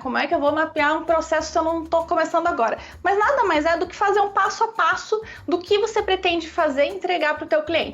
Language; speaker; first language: Portuguese; native; Portuguese